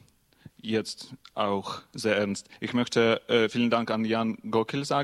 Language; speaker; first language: German; non-native, learner; Russian